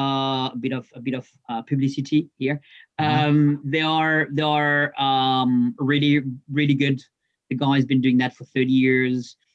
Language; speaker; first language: English; non-native, fluent; French